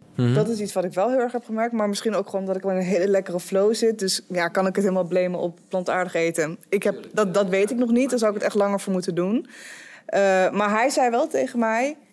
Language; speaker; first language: Dutch; native; Dutch